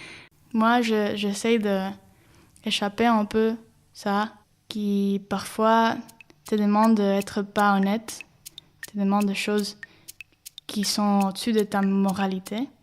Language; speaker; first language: French; non-native, fluent; Spanish